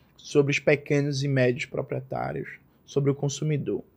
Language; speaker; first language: Portuguese; native; Portuguese